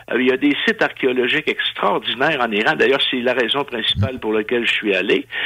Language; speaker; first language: French; native; French